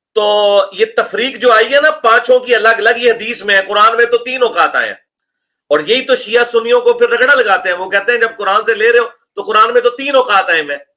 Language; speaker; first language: Urdu; non-native, local second language; Punjabi